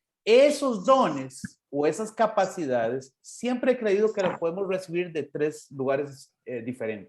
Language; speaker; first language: Spanish; native; Spanish